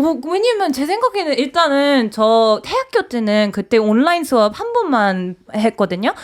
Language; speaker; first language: Korean; non-native, fluent; English